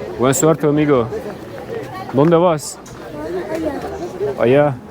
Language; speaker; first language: Spanish; non-native, learner; Turkish